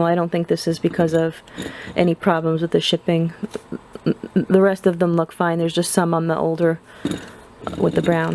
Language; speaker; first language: English; native; English